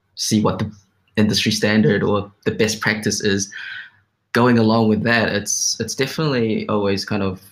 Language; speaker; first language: English; native; English